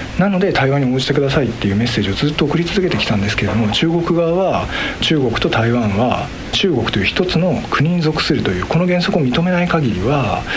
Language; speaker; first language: Japanese; native; Japanese